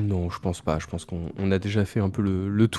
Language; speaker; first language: French; native; French